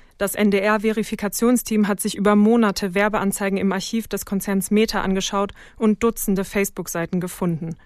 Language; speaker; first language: German; native; German